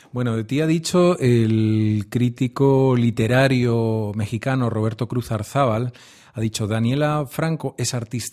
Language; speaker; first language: Spanish; native; Spanish